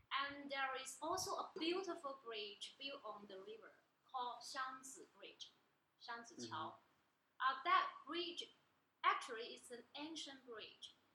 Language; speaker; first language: English; non-native, learner; Chinese